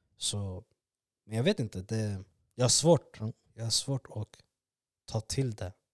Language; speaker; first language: Swedish; early bilingual, other home language; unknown